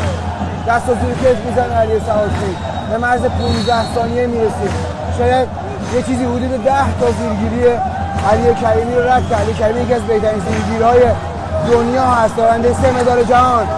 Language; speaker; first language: Persian; native; Persian